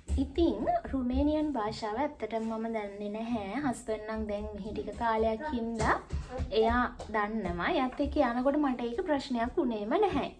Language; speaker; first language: Sinhala; native; Sinhala